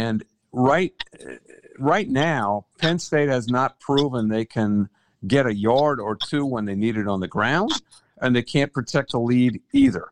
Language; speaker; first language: English; native; English